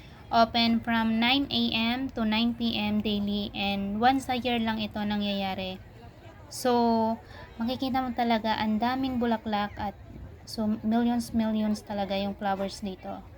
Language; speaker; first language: Filipino; native; Filipino